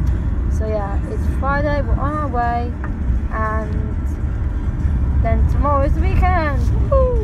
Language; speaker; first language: English; native; English